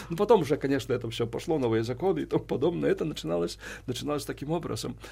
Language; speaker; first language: Russian; non-native, local second language; Belarusian